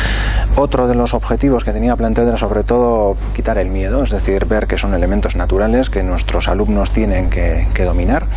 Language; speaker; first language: Spanish; native; Spanish